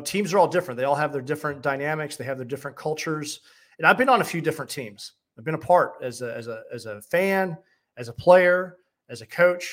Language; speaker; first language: English; native; English